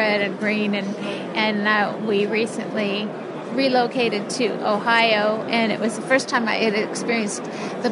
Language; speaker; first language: English; native; English